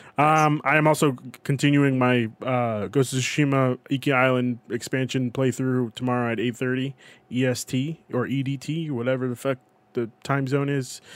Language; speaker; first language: English; native; English